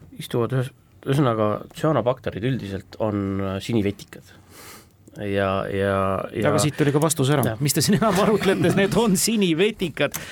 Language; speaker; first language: Estonian; native; Estonian